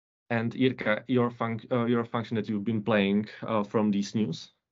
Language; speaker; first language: English; non-native, fluent; Czech